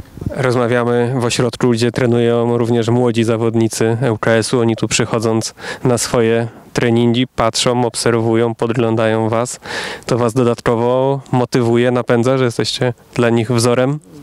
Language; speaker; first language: Polish; native; Polish